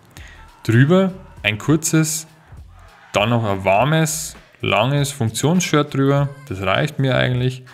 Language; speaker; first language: German; native; German